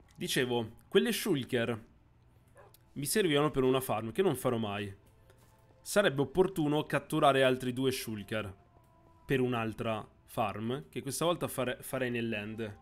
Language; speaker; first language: Italian; native; Italian